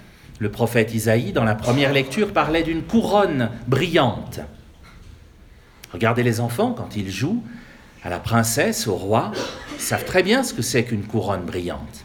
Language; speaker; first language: French; native; French